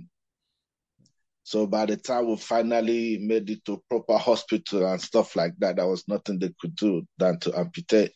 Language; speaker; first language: English; non-native, local second language; Igbo